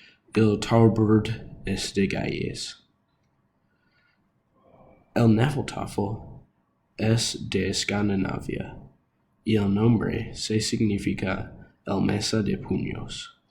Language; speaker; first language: Spanish; non-native, learner; English